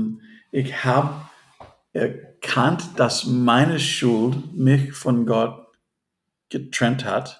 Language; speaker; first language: German; non-native, fluent; English